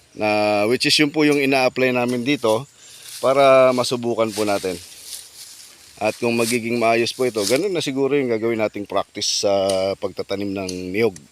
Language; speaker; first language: Filipino; native; Filipino